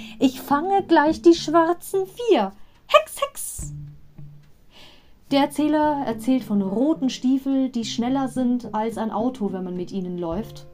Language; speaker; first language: German; native; German